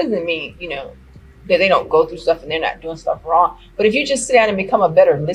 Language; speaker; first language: English; native; English